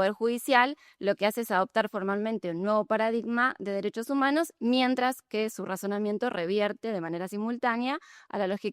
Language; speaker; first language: Spanish; native; Spanish